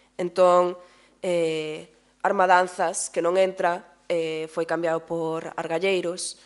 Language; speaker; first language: Galician; native; Galician